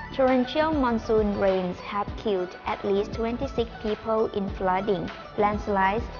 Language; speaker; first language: English; non-native, fluent; Thai